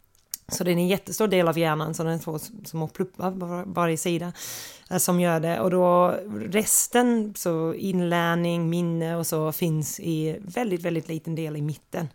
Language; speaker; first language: Swedish; non-native, fluent; English